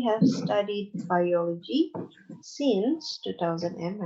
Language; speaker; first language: English; non-native, local second language; Indonesian